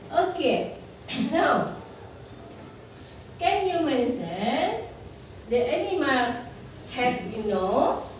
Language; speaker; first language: English; non-native, learner; Indonesian